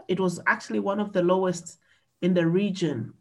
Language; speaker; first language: English; non-native, local second language; Nyanja